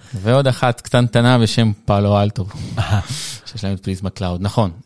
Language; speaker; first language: Hebrew; early bilingual, other home language; Russian